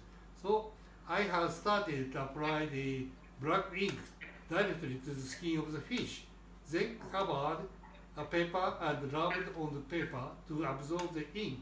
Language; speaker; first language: English; non-native, learner; Japanese